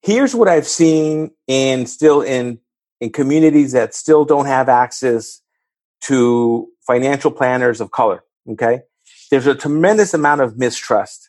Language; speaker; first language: English; native; English